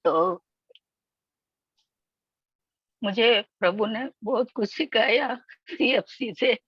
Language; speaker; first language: Hindi; non-native, local second language; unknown